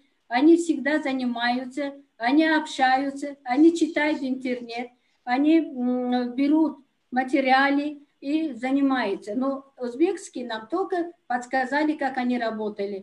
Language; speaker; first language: Russian; non-native, local second language; Tajik